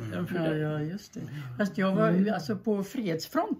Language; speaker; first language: Swedish; early bilingual, other home language; German